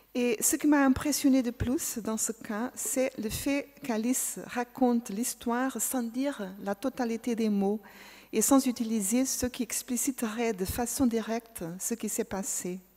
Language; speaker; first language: French; non-native, fluent; Portuguese